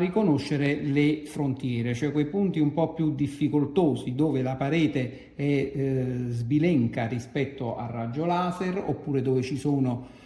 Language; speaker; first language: Italian; native; Italian